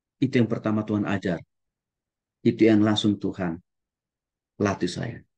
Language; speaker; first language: Indonesian; non-native, local second language; Batak Toba